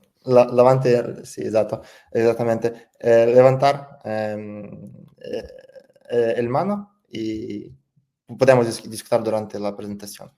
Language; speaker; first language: Spanish; non-native, learner; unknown